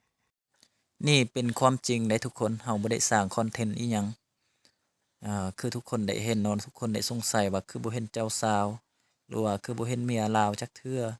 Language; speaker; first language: Thai; non-native, local second language; Lao